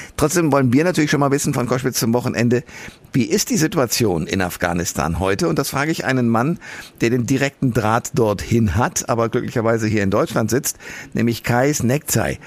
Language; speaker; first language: German; native; German